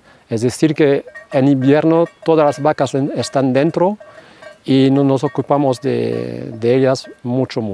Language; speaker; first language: Spanish; non-native, fluent; French